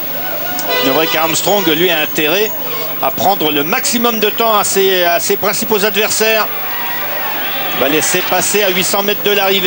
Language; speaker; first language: French; native; French